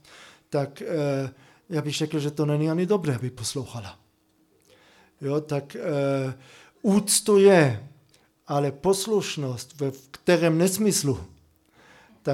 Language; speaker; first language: Czech; non-native, fluent; German